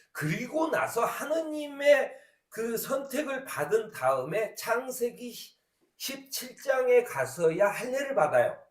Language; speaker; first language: Korean; native; Korean